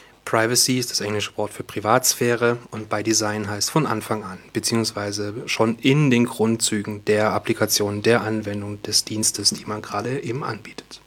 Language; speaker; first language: German; native; German